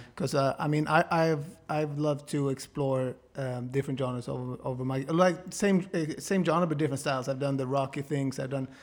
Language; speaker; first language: English; non-native, fluent; Swedish